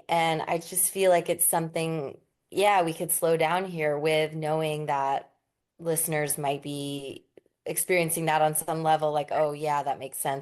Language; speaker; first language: English; native; English